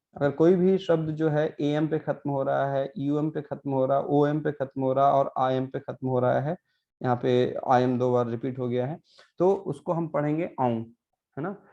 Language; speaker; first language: Hindi; native; Hindi